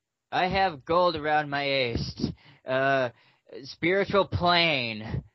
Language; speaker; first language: English; native; English